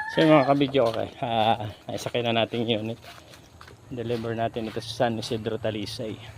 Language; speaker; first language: Filipino; native; Filipino